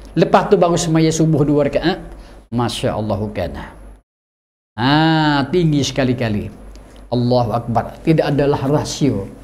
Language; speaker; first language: Malay; native; Malay